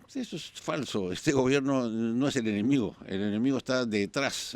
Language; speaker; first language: Spanish; native; Spanish